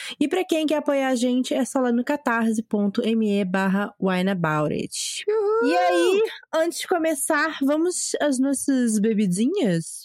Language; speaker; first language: Portuguese; native; Portuguese